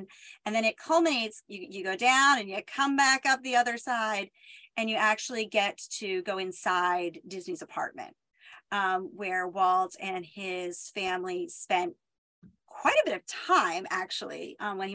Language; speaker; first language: English; native; English